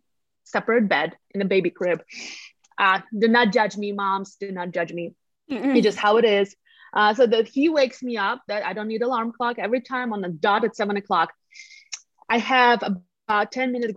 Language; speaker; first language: English; non-native, fluent; Latvian